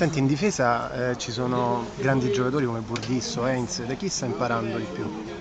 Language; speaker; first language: Italian; native; Italian